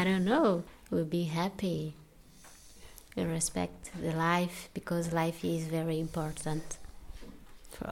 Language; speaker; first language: English; non-native, learner; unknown